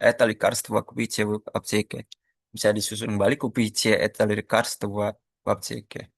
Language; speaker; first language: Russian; non-native, fluent; Indonesian